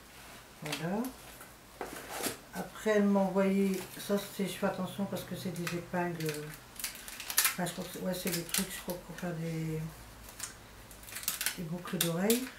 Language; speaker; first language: French; native; French